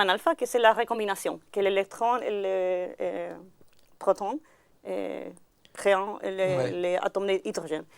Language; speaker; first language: French; non-native, learner; Spanish